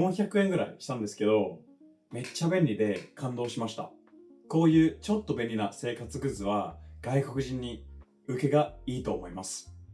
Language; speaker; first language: Japanese; non-native, fluent; English